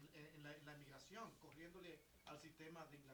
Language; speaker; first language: Spanish; native; Spanish